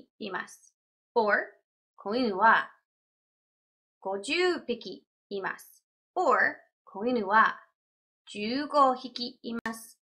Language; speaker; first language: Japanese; non-native, fluent; English